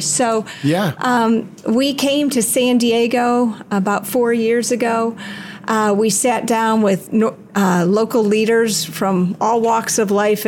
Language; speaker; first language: English; native; English